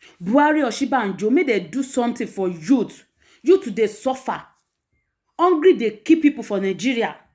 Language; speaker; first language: Nigerian Pidgin; non-native, local second language; Yoruba